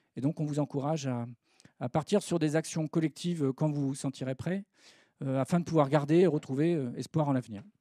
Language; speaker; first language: French; native; French